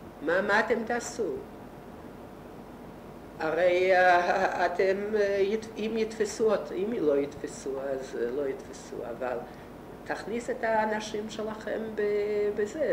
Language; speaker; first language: Hebrew; non-native, fluent; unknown